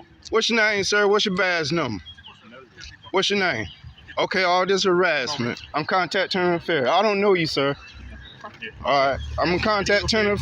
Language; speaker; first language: English; native; English